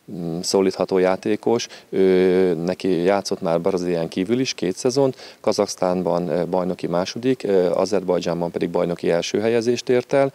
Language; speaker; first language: Hungarian; native; Hungarian